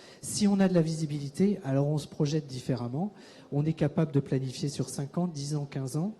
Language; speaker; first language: French; native; French